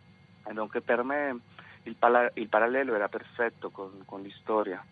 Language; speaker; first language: Italian; non-native, fluent; Spanish